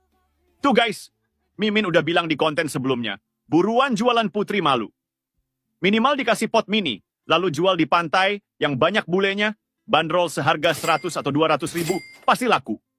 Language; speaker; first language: Indonesian; native; Indonesian